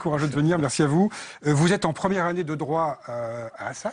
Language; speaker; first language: French; native; French